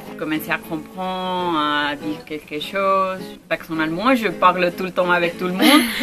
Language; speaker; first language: French; non-native, learner; Spanish